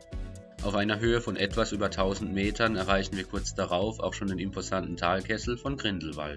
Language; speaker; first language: German; native; German